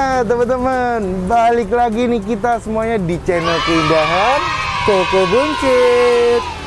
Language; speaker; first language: Indonesian; native; Indonesian